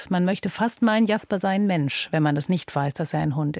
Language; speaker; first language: German; native; German